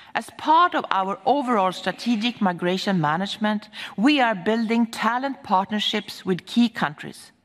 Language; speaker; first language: English; non-native, fluent; Swedish